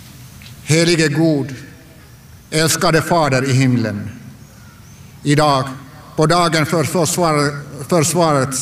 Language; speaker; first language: Swedish; non-native, local second language; Finnish